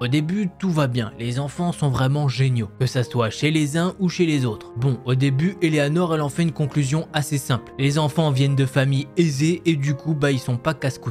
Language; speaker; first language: French; native; French